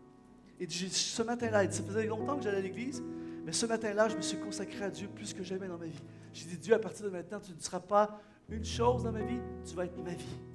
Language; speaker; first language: French; native; French